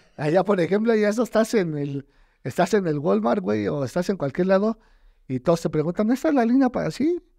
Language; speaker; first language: Spanish; native; Spanish